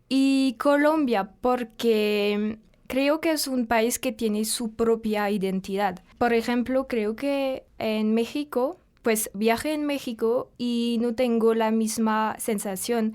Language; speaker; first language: Spanish; non-native, fluent; French